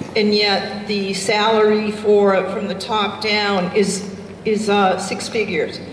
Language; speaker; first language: English; native; English